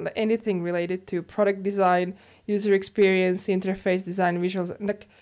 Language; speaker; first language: English; non-native, fluent; Croatian